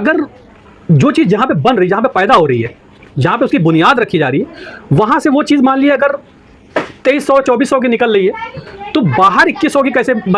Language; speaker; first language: Hindi; native; Hindi